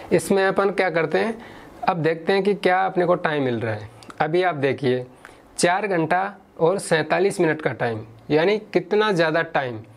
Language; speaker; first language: Hindi; native; Hindi